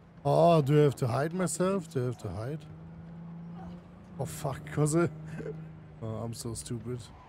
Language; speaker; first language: English; non-native, fluent; German